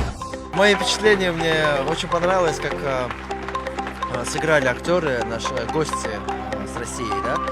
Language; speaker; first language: Russian; non-native, local second language; Kyrgyz